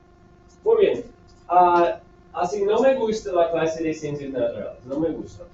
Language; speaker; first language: Spanish; non-native, fluent; English